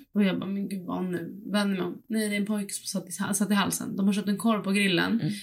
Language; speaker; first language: Swedish; early bilingual, other home language; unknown